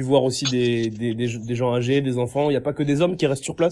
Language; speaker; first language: French; native; French